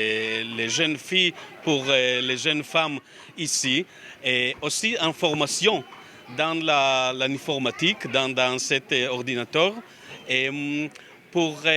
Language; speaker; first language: French; non-native, learner; Hebrew